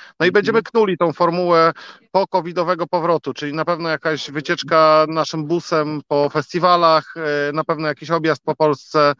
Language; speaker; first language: Polish; native; Polish